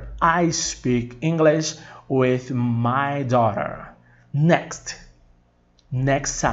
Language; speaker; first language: English; non-native, fluent; Portuguese